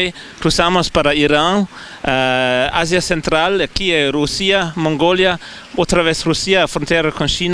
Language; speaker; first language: Portuguese; non-native, fluent; German